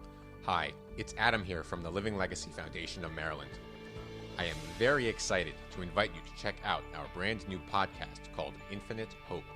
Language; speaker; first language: English; native; English